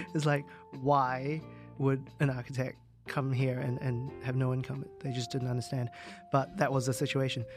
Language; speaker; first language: English; native; English